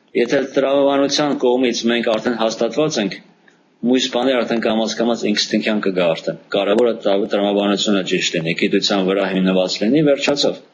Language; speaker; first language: Armenian; early bilingual, heritage; Armenian